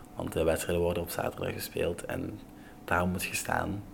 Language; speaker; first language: Dutch; non-native, fluent; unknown